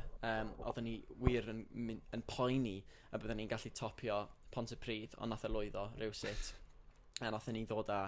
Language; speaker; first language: Welsh; native; Welsh